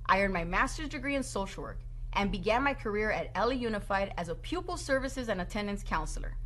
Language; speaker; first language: English; native; English